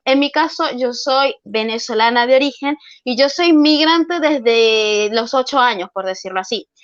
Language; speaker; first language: Spanish; native; Spanish